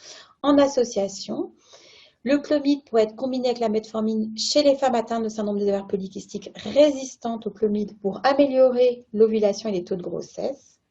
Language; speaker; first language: French; native; French